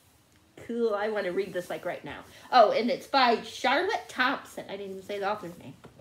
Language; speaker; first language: English; native; English